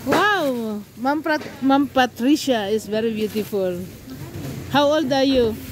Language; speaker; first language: English; non-native, learner; Filipino